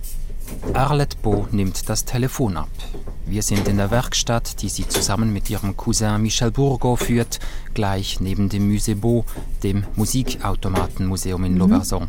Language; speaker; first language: German; native; German